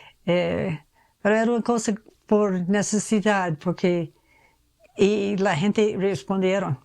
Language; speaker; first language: Spanish; non-native, fluent; English